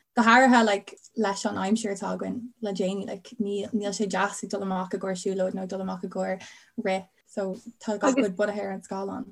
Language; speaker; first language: Irish; non-native, local second language; English